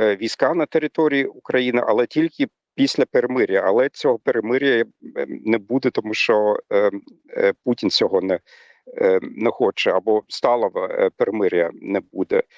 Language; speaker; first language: Ukrainian; non-native, fluent; German